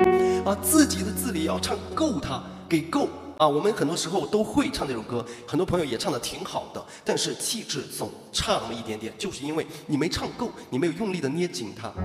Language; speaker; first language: Chinese; native; Chinese